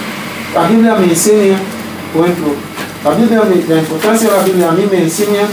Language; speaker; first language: Spanish; non-native, learner; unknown